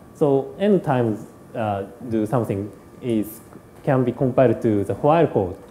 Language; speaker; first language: English; non-native, learner; Japanese